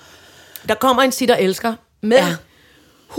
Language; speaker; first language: Danish; native; Danish